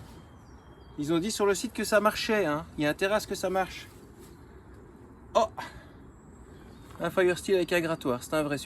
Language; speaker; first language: French; native; French